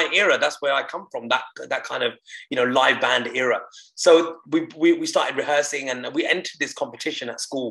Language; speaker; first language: English; non-native, local second language; Punjabi